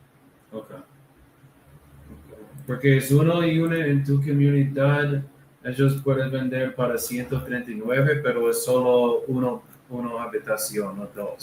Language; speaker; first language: Spanish; non-native, learner; English